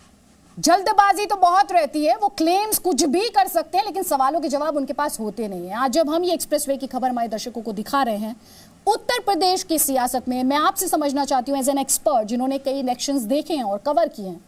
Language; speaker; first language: Hindi; native; Hindi